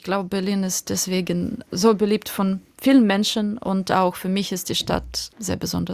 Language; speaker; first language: German; non-native, fluent; Russian